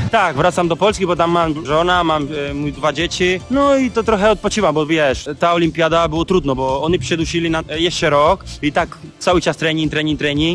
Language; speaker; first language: Polish; non-native, learner; Spanish